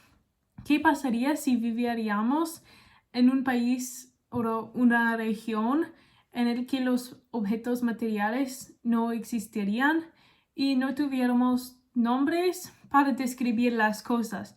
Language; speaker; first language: Spanish; non-native, learner; English